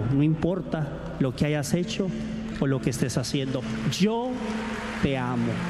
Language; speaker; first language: Spanish; native; Spanish